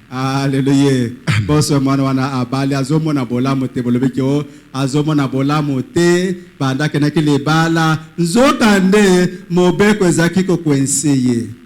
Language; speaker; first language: Lingala; native; Lingala